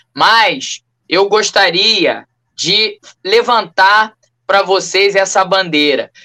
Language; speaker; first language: Portuguese; native; Portuguese